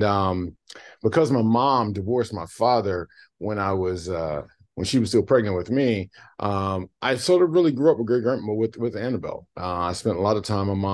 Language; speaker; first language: English; native; English